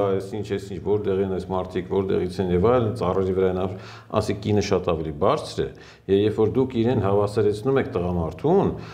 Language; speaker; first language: Armenian; native; Armenian